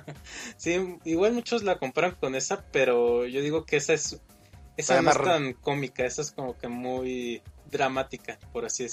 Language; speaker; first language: Spanish; native; Spanish